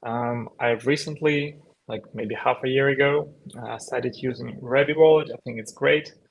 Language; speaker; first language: English; non-native, fluent; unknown